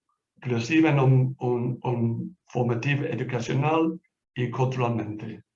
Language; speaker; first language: Spanish; non-native, fluent; English